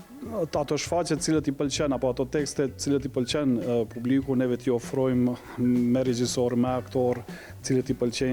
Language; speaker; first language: Albanian; native; Albanian